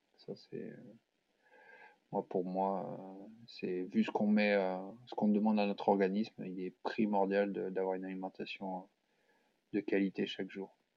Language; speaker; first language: French; native; French